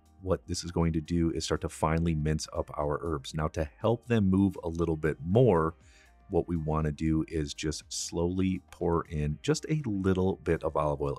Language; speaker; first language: English; native; English